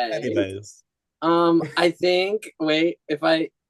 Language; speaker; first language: English; native; English